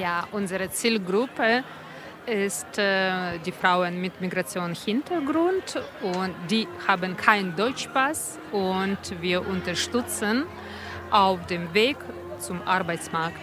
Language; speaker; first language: German; non-native, learner; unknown